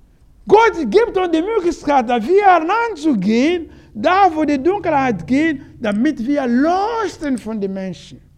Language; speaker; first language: German; non-native, learner; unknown